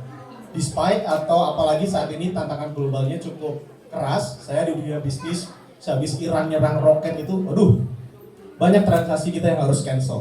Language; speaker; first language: Indonesian; native; Indonesian